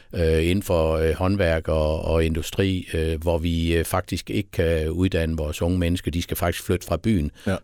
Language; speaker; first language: Danish; native; Danish